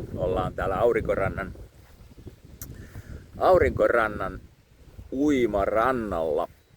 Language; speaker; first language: Finnish; native; Finnish